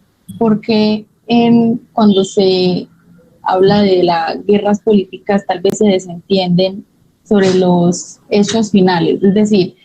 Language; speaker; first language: Spanish; native; Spanish